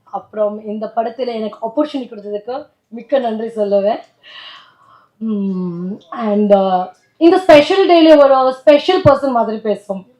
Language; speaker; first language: Tamil; non-native, learner; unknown